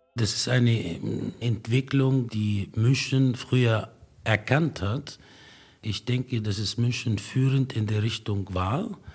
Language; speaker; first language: German; non-native, fluent; Arabic